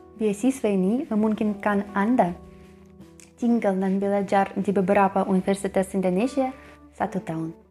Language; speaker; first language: Indonesian; non-native, learner; Russian